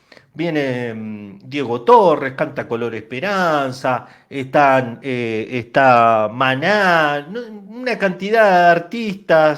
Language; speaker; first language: Spanish; native; Spanish